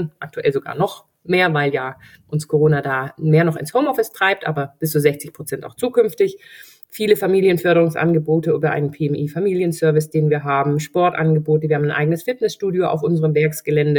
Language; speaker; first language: German; native; German